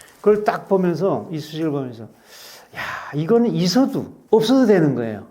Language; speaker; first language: Korean; native; Korean